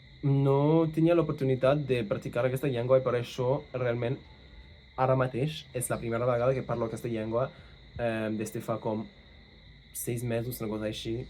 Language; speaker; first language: Catalan; non-native, fluent; English